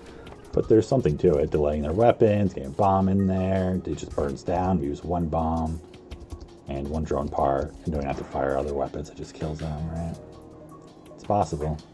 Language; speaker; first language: English; native; English